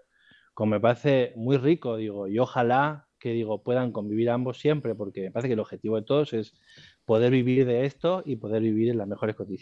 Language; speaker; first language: Spanish; native; Spanish